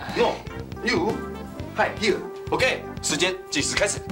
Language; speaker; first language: English; non-native, learner; Chinese